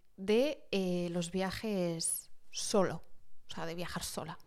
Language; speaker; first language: Spanish; early bilingual, heritage; Arabic